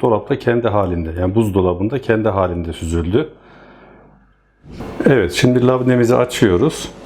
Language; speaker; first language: Turkish; native; Turkish